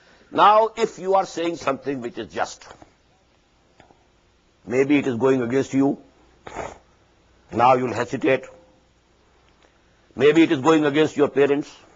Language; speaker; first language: English; non-native, local second language; Urdu